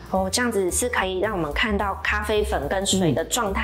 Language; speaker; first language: Chinese; native; Chinese